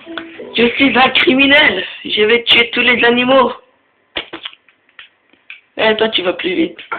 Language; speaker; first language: French; native; French